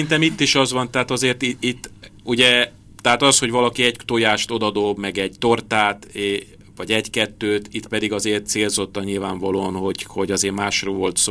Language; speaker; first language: Hungarian; native; Hungarian